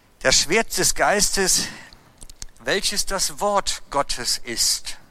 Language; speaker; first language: German; native; German